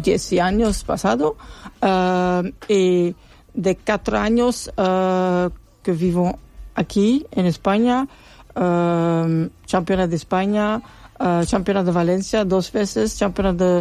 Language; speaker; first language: Spanish; non-native, learner; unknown